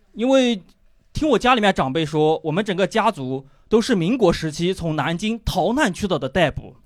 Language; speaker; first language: Chinese; native; Chinese